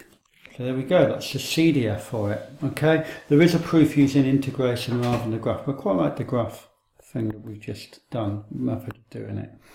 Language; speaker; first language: English; native; English